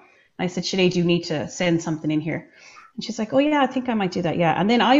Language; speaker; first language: English; native; English